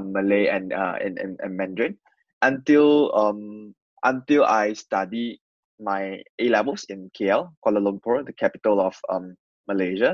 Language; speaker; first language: English; non-native, local second language; Chinese